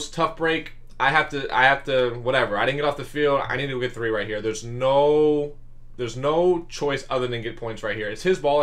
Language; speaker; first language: English; native; English